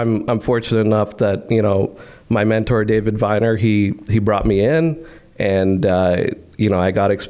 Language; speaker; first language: English; non-native, local second language; Hindi